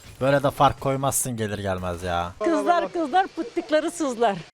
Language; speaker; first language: Turkish; native; Turkish